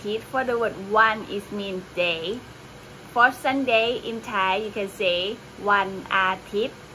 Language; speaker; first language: English; non-native, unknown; Thai